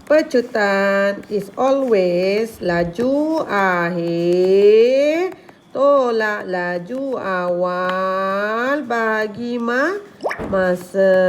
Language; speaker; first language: Malay; native; Malay